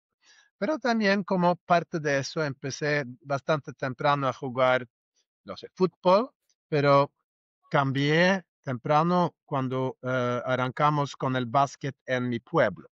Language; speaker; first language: Spanish; non-native, fluent; Norwegian